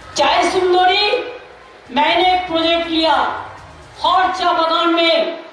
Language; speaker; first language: Hindi; non-native, local second language; Bangla